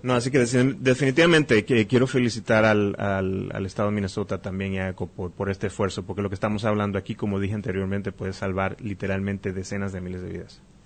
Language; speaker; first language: Spanish; native; Spanish